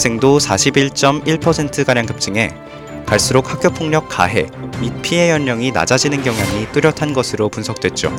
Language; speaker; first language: Korean; native; Korean